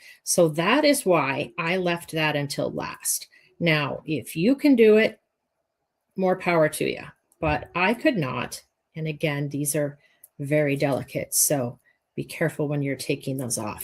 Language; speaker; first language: English; native; English